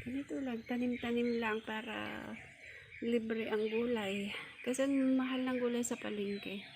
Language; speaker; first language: Filipino; native; Filipino